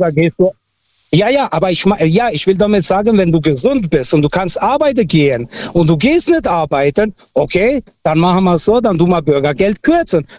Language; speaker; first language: German; non-native, fluent; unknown